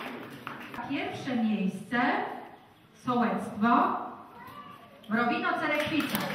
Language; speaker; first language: Polish; native; Polish